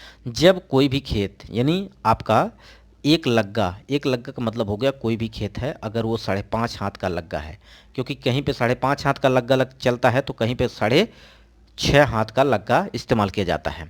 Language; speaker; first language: Hindi; native; Hindi